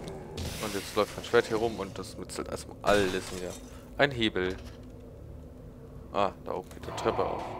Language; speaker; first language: German; native; German